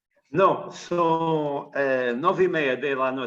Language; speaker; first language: Spanish; non-native, learner; Portuguese